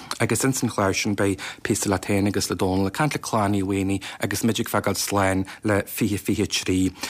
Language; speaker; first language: Irish; native; Irish